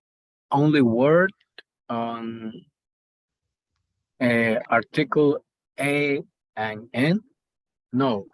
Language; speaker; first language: English; non-native, learner; Spanish